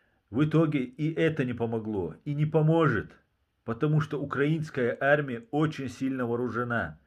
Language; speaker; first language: Russian; non-native, local second language; Chechen